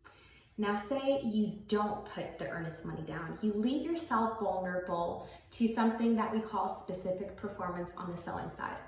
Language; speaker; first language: English; native; English